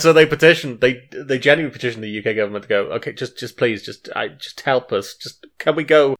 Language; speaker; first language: English; native; English